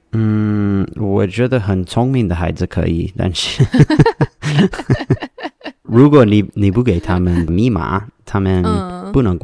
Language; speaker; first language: Chinese; non-native, learner; English